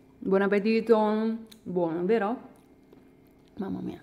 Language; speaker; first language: Italian; non-native, learner; Indonesian